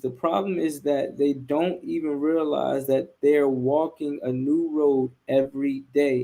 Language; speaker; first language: English; native; English